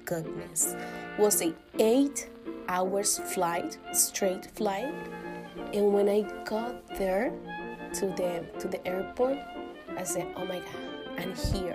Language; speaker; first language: English; non-native, learner; Spanish